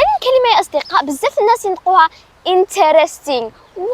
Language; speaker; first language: Arabic; native; Arabic